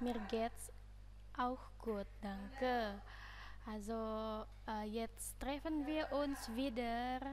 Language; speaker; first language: German; non-native, learner; Indonesian